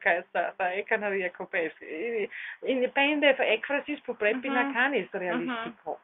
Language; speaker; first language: Greek; non-native, learner; German